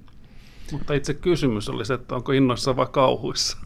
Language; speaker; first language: Finnish; native; Finnish